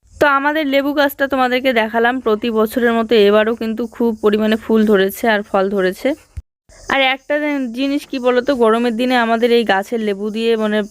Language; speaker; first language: Bangla; native; Bangla